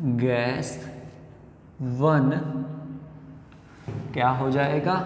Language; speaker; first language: Hindi; non-native, local second language; Gujarati